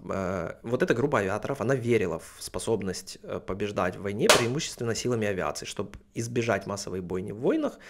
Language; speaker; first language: Russian; native; Russian